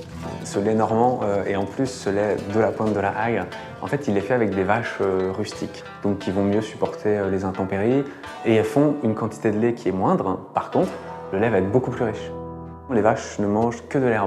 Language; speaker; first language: French; native; French